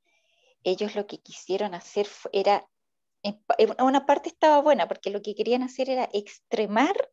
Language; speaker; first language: Spanish; native; Spanish